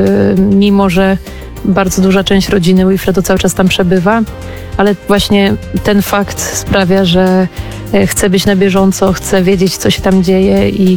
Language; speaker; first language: Polish; native; Polish